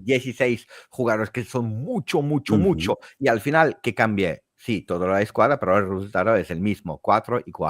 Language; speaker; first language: Spanish; non-native, fluent; Italian